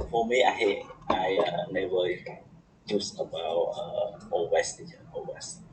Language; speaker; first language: English; non-native, learner; Khmer